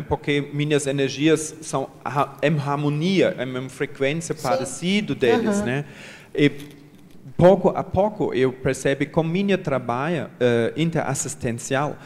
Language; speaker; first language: Portuguese; non-native, learner; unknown